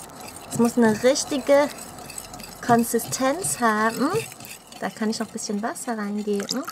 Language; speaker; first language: German; early bilingual, other home language; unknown